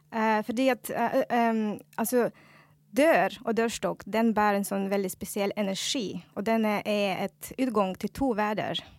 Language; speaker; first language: Norwegian; non-native, fluent; Russian